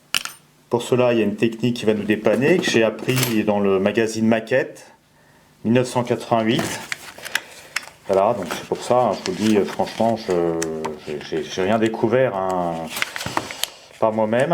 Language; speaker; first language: French; native; French